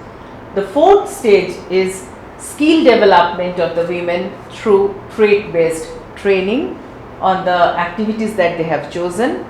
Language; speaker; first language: English; non-native, local second language; Bangla